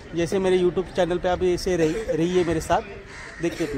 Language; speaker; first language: Hindi; non-native, local second language; Marathi